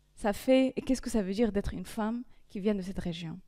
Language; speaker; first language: French; non-native, local second language; Arabic